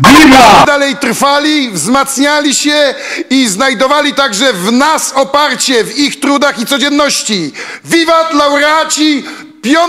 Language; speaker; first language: Polish; native; Polish